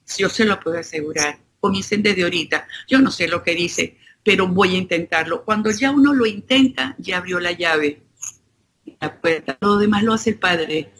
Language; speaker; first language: Spanish; native; Spanish